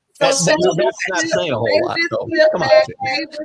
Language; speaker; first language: English; native; English